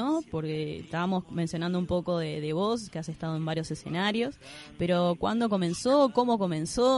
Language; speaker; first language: Spanish; native; Spanish